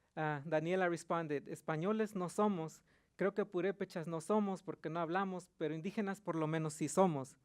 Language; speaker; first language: Spanish; early bilingual, heritage; Spanish